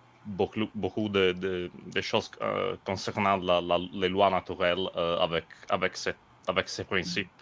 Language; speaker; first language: French; non-native, fluent; Italian